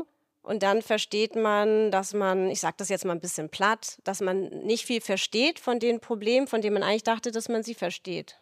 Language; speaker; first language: German; native; German